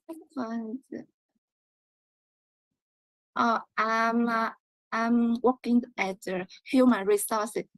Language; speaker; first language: English; non-native, learner; Vietnamese